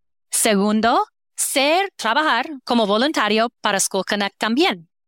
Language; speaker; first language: Spanish; non-native, fluent; English